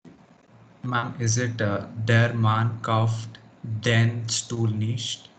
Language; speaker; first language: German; non-native, learner; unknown